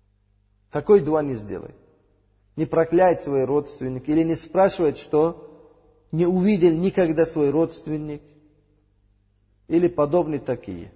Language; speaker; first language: Russian; non-native, learner; Uzbek